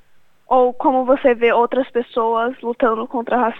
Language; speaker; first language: Portuguese; early bilingual, other home language; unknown